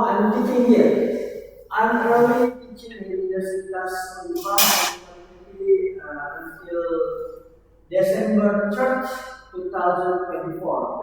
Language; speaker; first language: English; non-native, learner; Indonesian